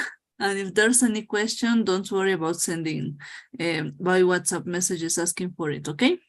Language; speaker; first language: English; non-native, fluent; Spanish